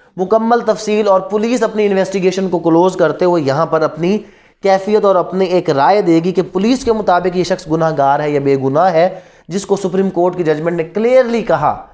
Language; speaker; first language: Urdu; non-native, local second language; Punjabi